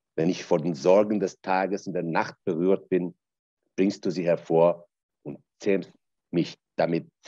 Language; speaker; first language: German; non-native, fluent; Persian